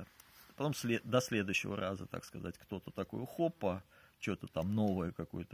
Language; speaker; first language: Russian; native; Russian